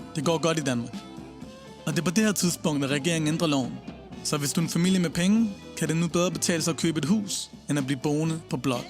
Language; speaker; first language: Danish; early bilingual, other home language; Persian